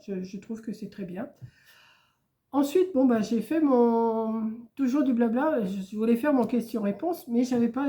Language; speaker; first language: French; native; French